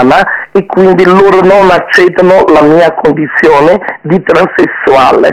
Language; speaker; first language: Italian; non-native, fluent; Portuguese